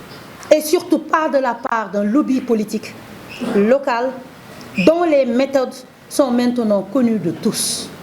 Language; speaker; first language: French; non-native, local second language; Wolof